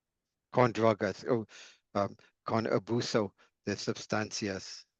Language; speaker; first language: Portuguese; non-native, learner; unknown